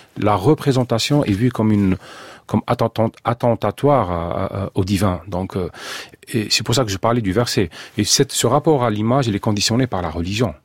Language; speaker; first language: French; non-native, local second language; Arabic